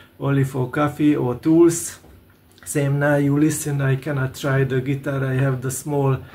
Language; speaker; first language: English; non-native, learner; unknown